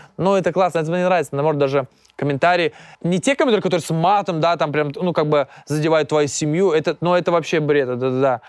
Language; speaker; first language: Russian; non-native, local second language; Tatar